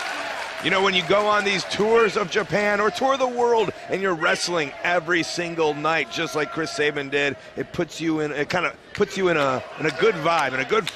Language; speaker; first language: English; native; English